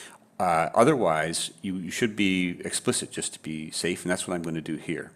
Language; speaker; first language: English; native; English